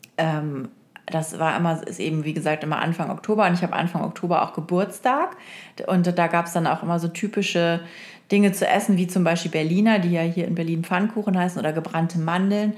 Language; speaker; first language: German; native; German